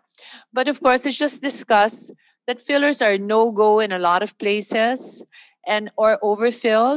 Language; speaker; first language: English; non-native, local second language; Filipino